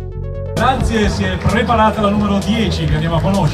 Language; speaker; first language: Italian; native; Italian